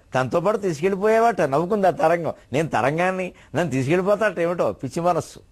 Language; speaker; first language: Telugu; native; Telugu